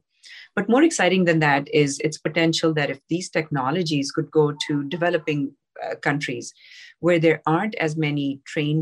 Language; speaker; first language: English; non-native, local second language; Urdu